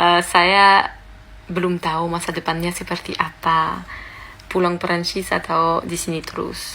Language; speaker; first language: Indonesian; non-native, fluent; French